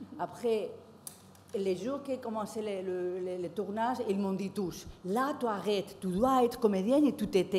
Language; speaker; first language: French; non-native, fluent; Spanish